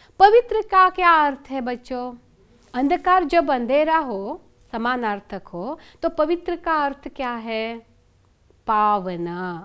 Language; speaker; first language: Hindi; non-native, local second language; Kannada